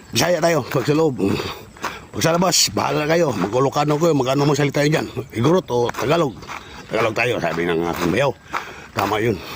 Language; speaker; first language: Filipino; non-native, local second language; Cebuano